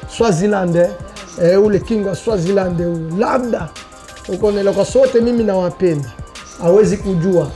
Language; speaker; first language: Swahili; non-native, local second language; French